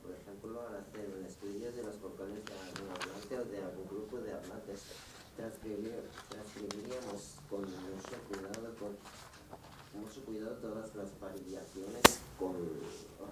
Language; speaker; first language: Spanish; non-native, learner; Korean